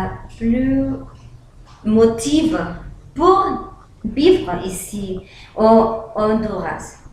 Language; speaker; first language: French; non-native, learner; Spanish